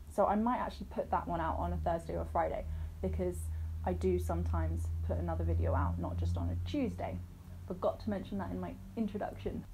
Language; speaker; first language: English; native; English